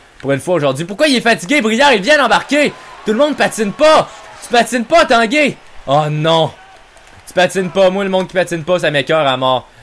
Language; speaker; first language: French; native; French